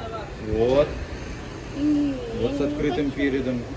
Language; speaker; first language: Russian; native; Russian